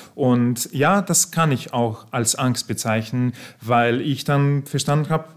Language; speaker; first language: German; non-native, fluent; Belarusian